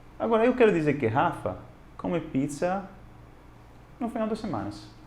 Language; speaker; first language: Portuguese; non-native, fluent; Italian